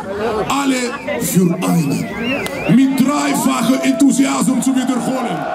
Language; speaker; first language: German; non-native, fluent; Russian